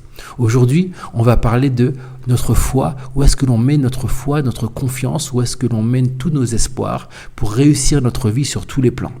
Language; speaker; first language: French; native; French